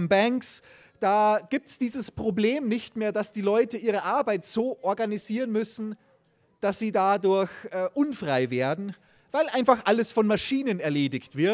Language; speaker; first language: German; native; German